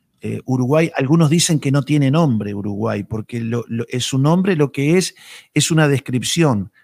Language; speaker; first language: Spanish; native; Spanish